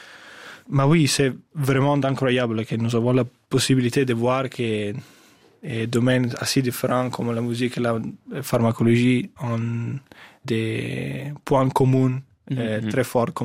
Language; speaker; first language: French; non-native, fluent; Italian